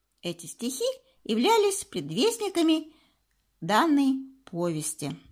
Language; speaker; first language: Russian; native; Russian